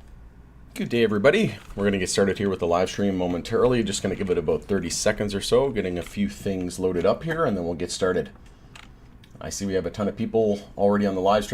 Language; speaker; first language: English; native; English